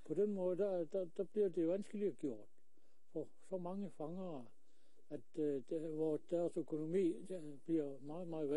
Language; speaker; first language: Danish; non-native, local second language; Kalaallisut